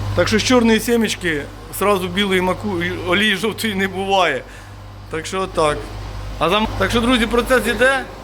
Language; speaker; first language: Ukrainian; native; Ukrainian